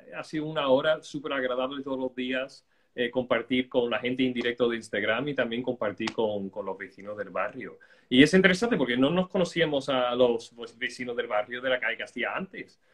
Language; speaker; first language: Spanish; non-native, fluent; English